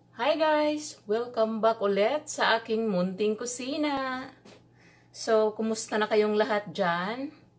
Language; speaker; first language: Filipino; non-native, local second language; Cebuano